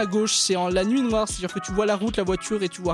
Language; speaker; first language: French; native; French